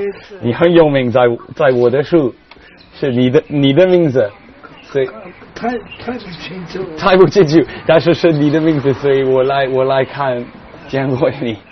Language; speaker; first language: Chinese; non-native, learner; English